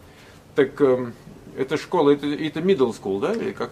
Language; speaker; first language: Russian; native; Russian